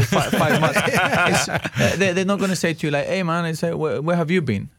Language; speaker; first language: English; non-native, fluent; Greek